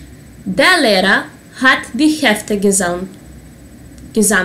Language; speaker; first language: German; non-native, fluent; Serbian